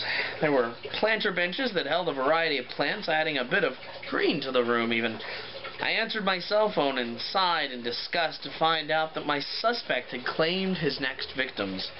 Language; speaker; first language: English; native; English